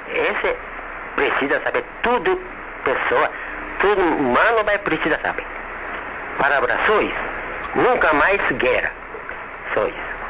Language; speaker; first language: Portuguese; non-native, learner; Japanese